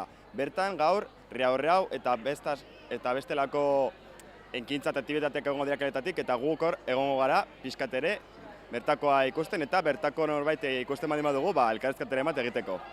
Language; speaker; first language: Basque; native; Basque